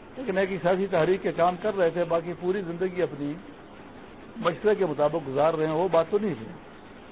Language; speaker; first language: Urdu; non-native, local second language; Pashto